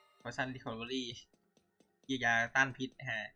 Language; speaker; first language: Thai; native; Thai